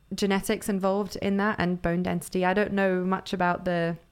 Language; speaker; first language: English; native; English